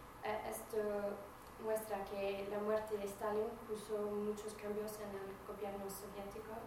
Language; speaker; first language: Spanish; non-native, fluent; English